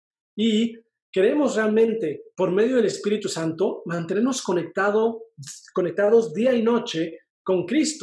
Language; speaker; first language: Spanish; native; Spanish